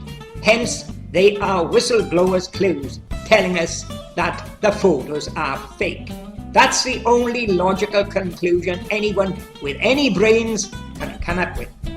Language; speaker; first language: English; native; English